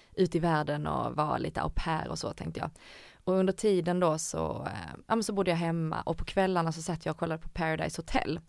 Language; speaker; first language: Swedish; native; Swedish